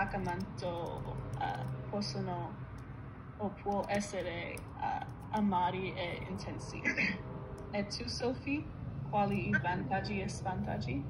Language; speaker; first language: Italian; non-native, learner; English